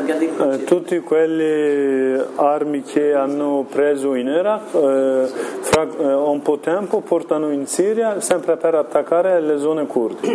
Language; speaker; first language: Italian; non-native, learner; Kurdish